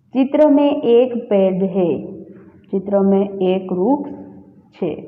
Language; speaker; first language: Hindi; non-native, local second language; Gujarati